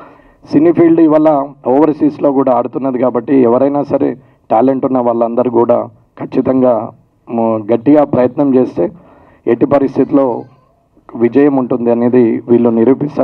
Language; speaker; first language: Telugu; native; Telugu